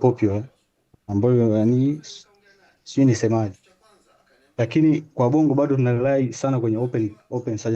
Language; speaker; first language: Swahili; native; Swahili